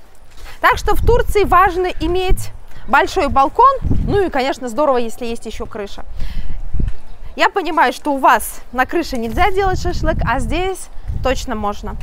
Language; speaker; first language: Russian; native; Russian